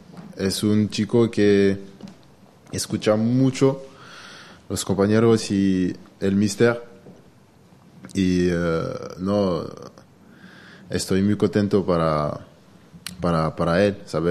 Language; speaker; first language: Spanish; non-native, learner; French